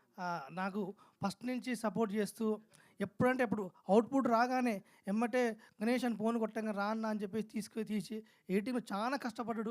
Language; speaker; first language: Telugu; native; Telugu